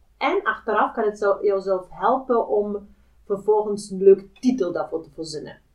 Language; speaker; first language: Dutch; non-native, fluent; German